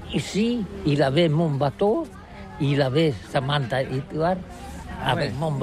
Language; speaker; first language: French; non-native, learner; Catalan